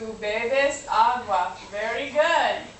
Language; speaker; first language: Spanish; non-native, fluent; English